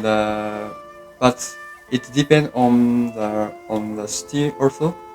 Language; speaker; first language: English; non-native, learner; Japanese